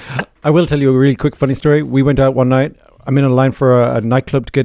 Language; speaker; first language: English; native; English